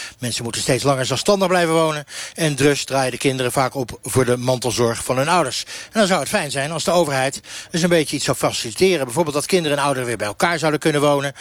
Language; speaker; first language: Dutch; native; Dutch